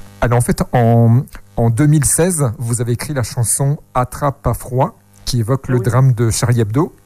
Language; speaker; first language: French; native; French